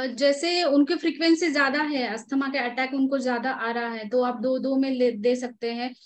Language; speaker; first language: Hindi; non-native, local second language; Marathi